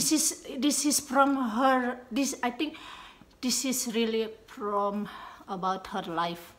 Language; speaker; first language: English; non-native, learner; Indonesian